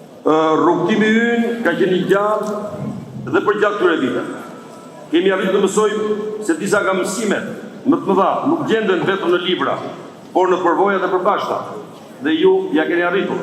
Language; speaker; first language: Albanian; native; Albanian